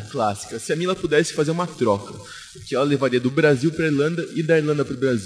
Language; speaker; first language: Portuguese; native; Portuguese